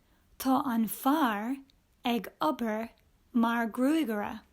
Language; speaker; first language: Irish; non-native, local second language; English